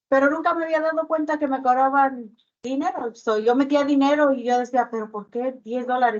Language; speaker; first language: Spanish; native; Spanish